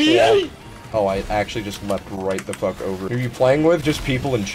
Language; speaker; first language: English; native; English